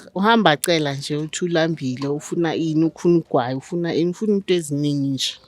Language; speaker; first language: Zulu; non-native, local second language; Southern Sotho